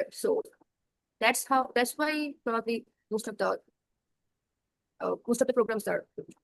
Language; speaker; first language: English; non-native, learner; Bangla